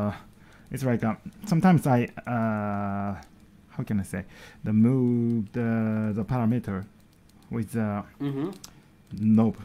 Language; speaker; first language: English; non-native, learner; Japanese